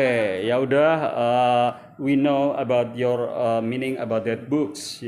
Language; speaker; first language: English; non-native, learner; Indonesian